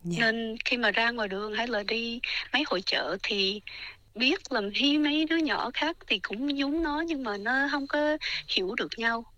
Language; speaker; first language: Vietnamese; early bilingual, heritage; Vietnamese